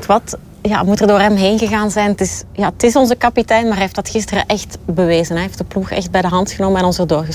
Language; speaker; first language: Dutch; native; Dutch